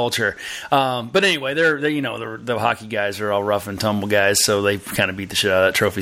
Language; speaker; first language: English; native; English